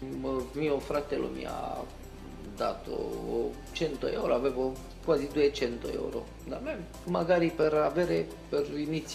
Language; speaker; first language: Italian; non-native, fluent; Romanian